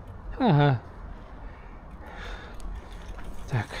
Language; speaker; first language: Russian; non-native, local second language; Estonian